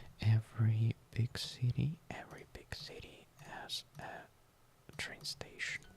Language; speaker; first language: English; non-native, fluent; Russian